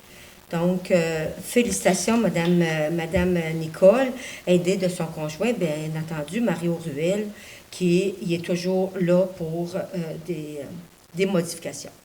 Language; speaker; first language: French; native; French